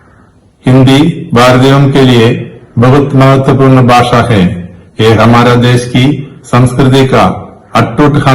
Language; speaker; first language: Hindi; non-native, local second language; Malayalam